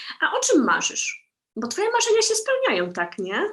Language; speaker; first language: Polish; native; Polish